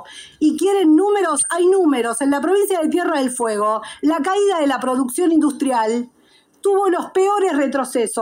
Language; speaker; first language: Spanish; native; Spanish